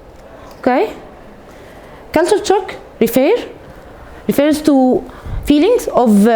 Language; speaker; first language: English; non-native, fluent; Arabic